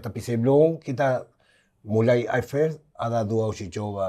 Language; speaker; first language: Indonesian; non-native, fluent; Spanish